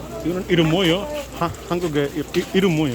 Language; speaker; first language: Korean; non-native, learner; Bangla